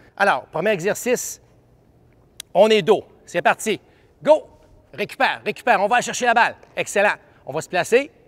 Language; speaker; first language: French; native; French